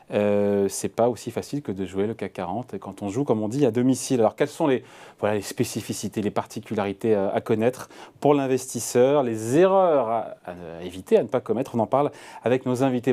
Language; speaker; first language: French; native; French